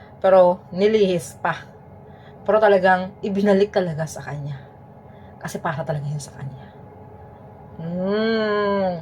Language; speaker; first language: Filipino; native; Filipino